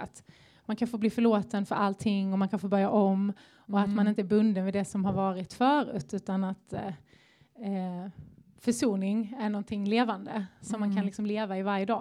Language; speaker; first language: Swedish; native; Swedish